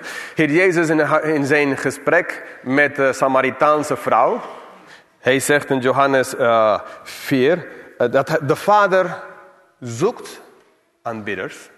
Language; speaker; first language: Dutch; non-native, fluent; English